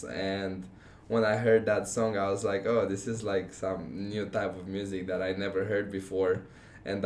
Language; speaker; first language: English; non-native, fluent; Romanian